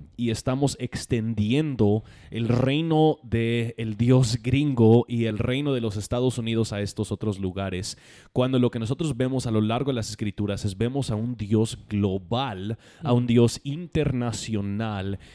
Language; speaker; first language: Spanish; non-native, fluent; English